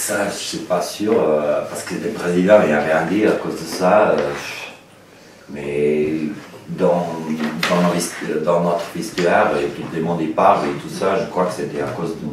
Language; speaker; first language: French; non-native, learner; Portuguese